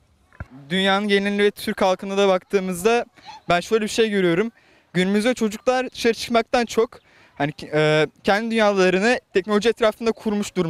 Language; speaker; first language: Turkish; native; Turkish